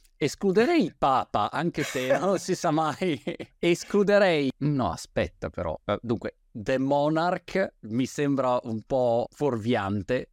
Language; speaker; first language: Italian; native; Italian